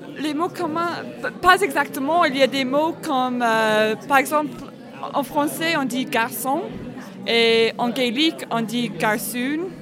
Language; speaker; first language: French; non-native, fluent; English